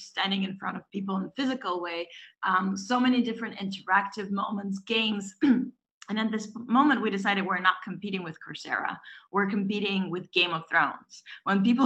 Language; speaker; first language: English; non-native, fluent; Russian